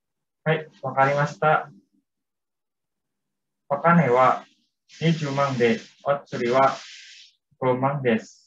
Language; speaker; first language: Japanese; non-native, learner; Indonesian